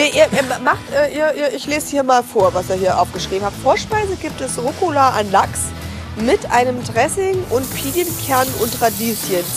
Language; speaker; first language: German; native; German